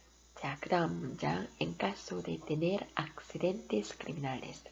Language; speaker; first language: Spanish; non-native, fluent; Korean